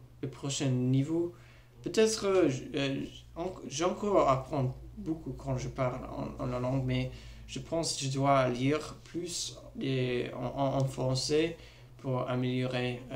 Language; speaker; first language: French; non-native, learner; English